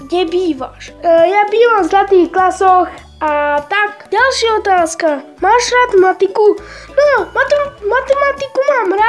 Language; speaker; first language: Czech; non-native, learner; Slovak